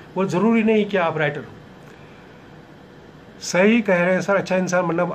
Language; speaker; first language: Hindi; native; Hindi